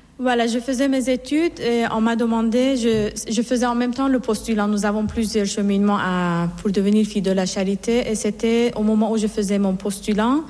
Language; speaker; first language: French; non-native, fluent; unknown